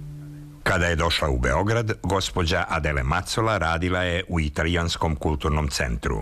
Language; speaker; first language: Serbian; native; Serbian